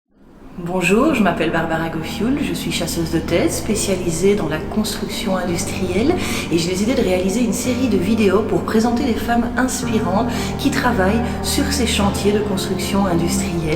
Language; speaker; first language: French; native; French